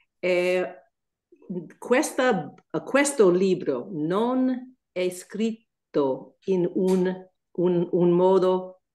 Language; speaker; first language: Italian; non-native, learner; English